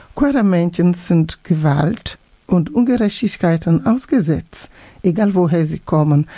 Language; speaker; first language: German; non-native, fluent; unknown